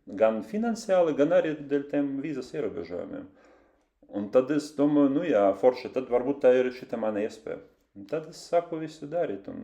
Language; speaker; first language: Latvian; non-native, local second language; Russian